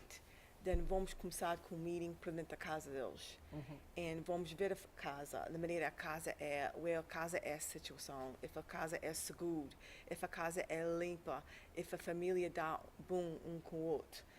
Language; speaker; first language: Portuguese; early bilingual, heritage; English